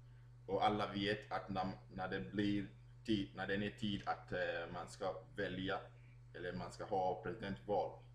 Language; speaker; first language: Swedish; non-native, fluent; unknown